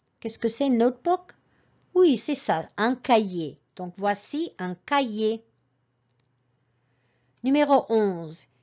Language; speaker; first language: French; non-native, fluent; English